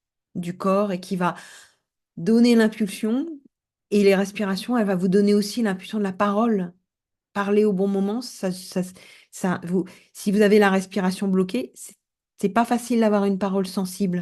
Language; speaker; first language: French; native; French